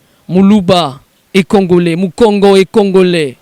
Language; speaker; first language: French; non-native, local second language; Lingala